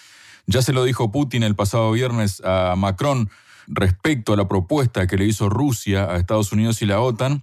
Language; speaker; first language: Spanish; native; Spanish